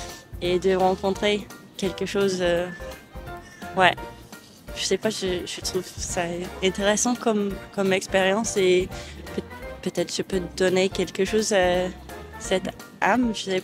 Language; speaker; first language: French; non-native, learner; English